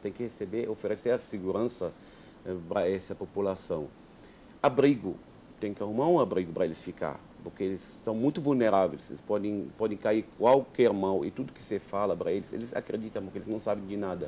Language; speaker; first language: Portuguese; non-native, fluent; Arabic